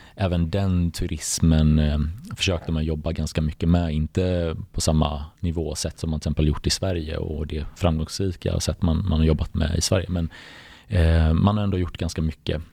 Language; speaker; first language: Swedish; early bilingual, other home language; Bosnian